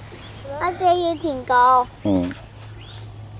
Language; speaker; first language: Chinese; early bilingual, heritage; Chinese